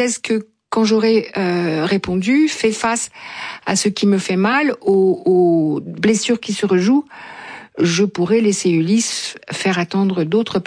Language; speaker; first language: French; native; French